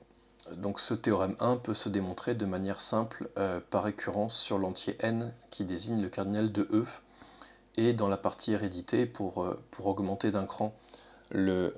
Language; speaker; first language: French; native; French